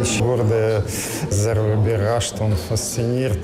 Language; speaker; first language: German; non-native, learner; Russian